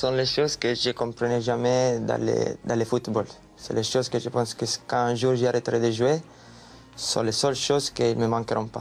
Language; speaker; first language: French; non-native, learner; Italian